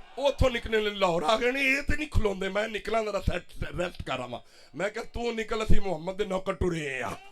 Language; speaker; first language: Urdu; non-native, local second language; Punjabi